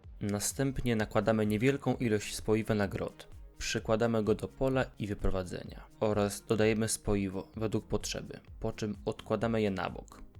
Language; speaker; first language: Polish; native; Polish